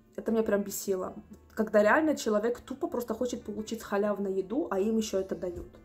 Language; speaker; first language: Russian; native; Russian